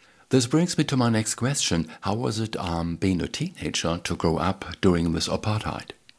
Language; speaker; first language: English; non-native, fluent; German